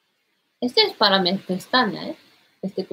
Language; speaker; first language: Spanish; non-native, learner; Japanese